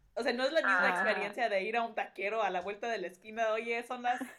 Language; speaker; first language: Spanish; early bilingual, heritage; Spanish